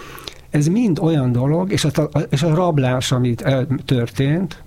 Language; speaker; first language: Hungarian; native; Hungarian